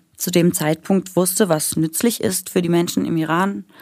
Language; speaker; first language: German; native; German